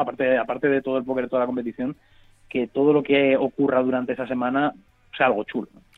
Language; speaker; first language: Spanish; native; Spanish